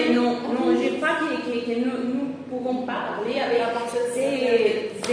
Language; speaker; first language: French; non-native, fluent; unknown